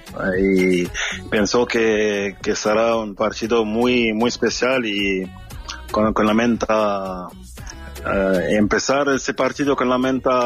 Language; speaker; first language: Spanish; non-native, fluent; French